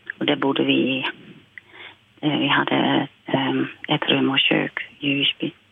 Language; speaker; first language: Swedish; non-native, fluent; Dutch